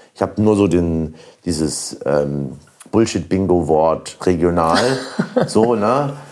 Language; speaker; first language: German; native; German